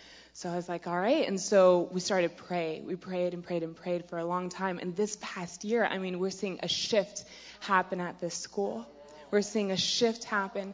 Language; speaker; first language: English; native; English